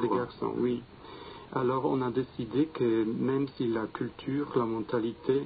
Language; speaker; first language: French; non-native, fluent; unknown